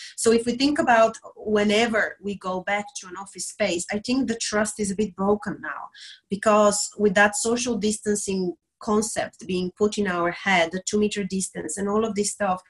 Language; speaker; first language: English; non-native, fluent; Bulgarian